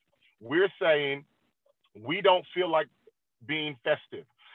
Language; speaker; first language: English; native; English